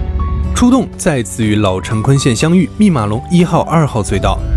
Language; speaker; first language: Chinese; native; Chinese